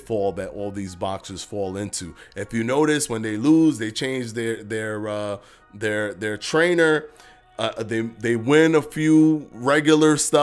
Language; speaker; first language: English; native; English